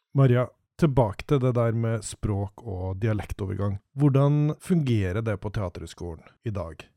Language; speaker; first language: Norwegian; native; Norwegian